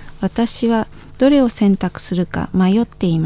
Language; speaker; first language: Japanese; non-native, learner; Indonesian